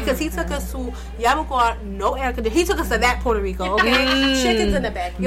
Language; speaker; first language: English; early bilingual, other home language; Spanish